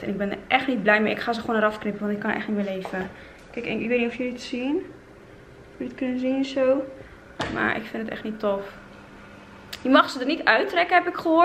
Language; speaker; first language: Dutch; native; Dutch